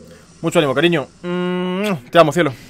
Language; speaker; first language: Spanish; native; Spanish